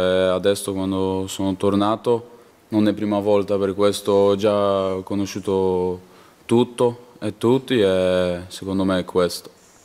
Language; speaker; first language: Italian; non-native, learner; Polish